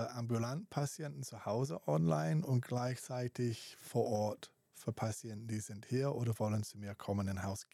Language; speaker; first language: German; non-native, fluent; English